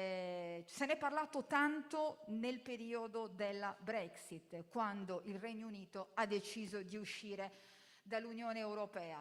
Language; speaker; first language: Italian; native; Italian